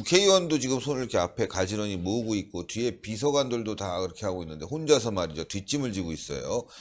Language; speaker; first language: Korean; native; Korean